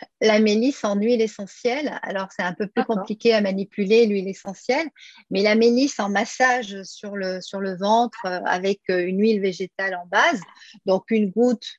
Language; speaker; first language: French; native; French